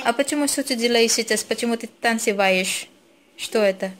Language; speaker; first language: Russian; non-native, learner; Filipino